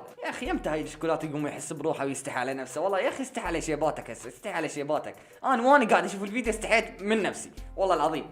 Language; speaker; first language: Arabic; native; Arabic